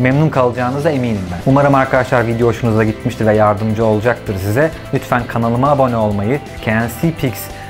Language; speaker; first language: Turkish; native; Turkish